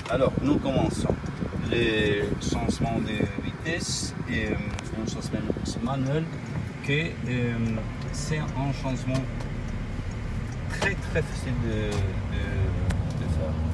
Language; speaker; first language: French; non-native, learner; Spanish